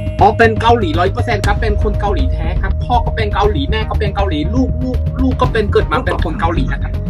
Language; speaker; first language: Thai; early bilingual, other home language; Korean